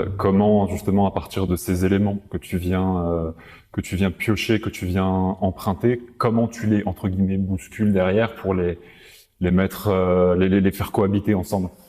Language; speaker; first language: French; native; French